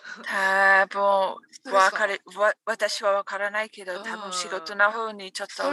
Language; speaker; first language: Japanese; non-native, learner; English